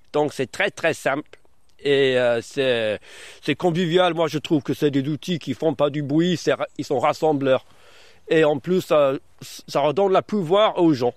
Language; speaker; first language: French; non-native, fluent; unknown